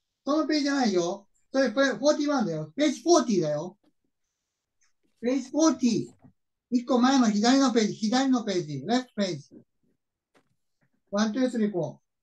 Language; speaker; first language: Japanese; native; Japanese